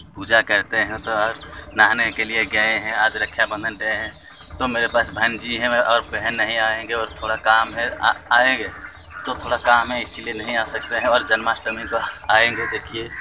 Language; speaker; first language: Hindi; non-native, local second language; Odia